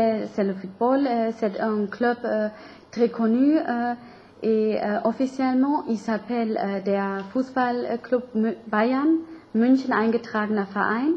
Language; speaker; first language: French; non-native, learner; German